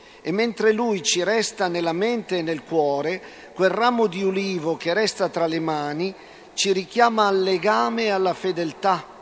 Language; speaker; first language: Italian; native; Italian